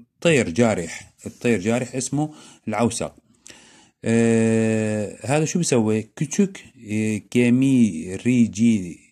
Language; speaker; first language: Arabic; native; Arabic